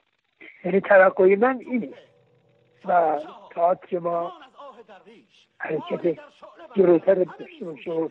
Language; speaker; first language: Persian; native; Persian